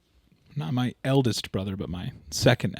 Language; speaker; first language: English; native; English